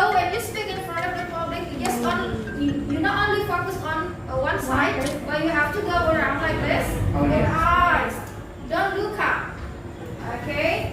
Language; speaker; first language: English; non-native, fluent; Indonesian